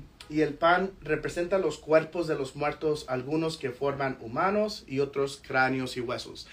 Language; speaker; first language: Spanish; early bilingual, heritage; Spanish